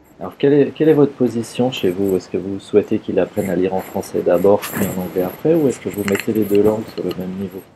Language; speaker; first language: French; native; French